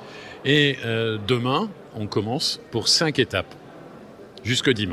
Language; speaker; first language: French; native; French